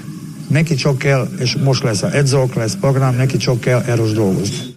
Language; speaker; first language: Hungarian; non-native, learner; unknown